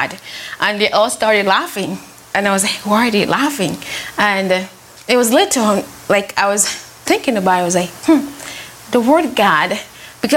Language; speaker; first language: English; non-native, fluent; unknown